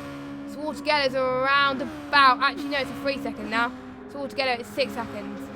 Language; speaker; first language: English; native; English